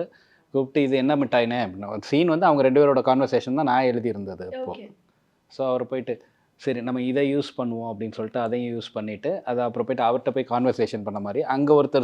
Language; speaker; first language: Tamil; native; Tamil